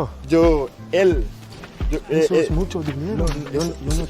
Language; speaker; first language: Spanish; non-native, learner; English